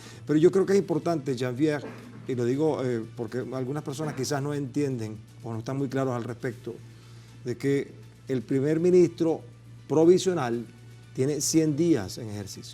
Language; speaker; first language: Spanish; native; Spanish